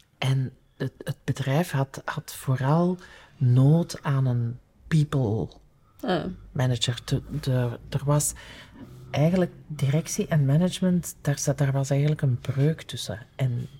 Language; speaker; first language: Dutch; native; Dutch